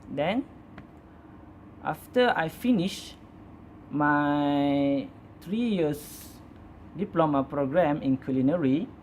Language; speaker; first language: English; non-native, learner; Malay